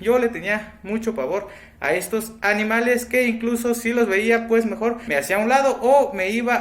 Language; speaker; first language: Spanish; native; Spanish